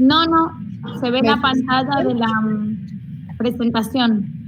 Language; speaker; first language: Spanish; native; Spanish